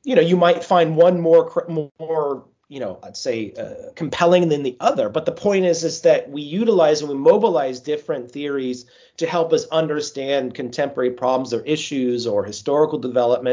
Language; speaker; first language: English; native; English